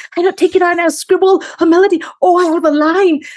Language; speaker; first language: English; native; English